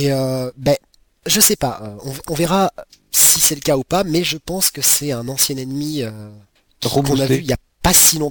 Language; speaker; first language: French; native; French